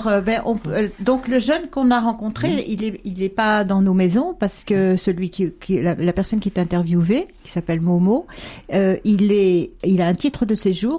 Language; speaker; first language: French; native; French